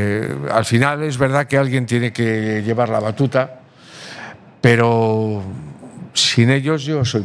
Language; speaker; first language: Spanish; native; Spanish